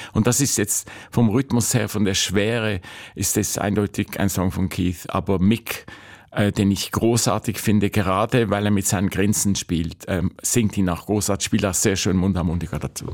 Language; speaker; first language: German; native; German